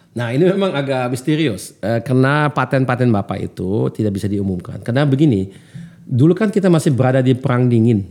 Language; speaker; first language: Indonesian; early bilingual, heritage; German